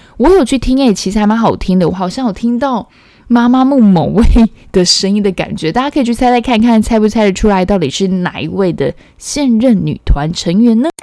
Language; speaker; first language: Chinese; non-native, fluent; Korean